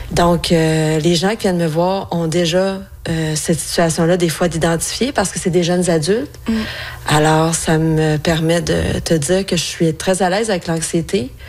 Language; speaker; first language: French; native; French